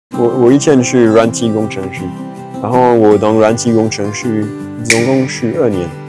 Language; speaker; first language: Chinese; non-native, fluent; French